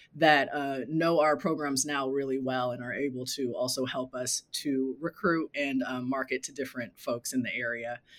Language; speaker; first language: English; native; English